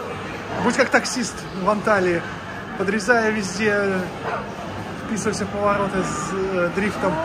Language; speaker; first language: Russian; native; Russian